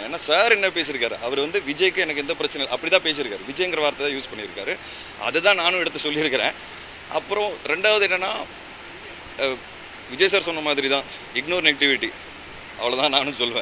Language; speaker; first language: Tamil; native; Tamil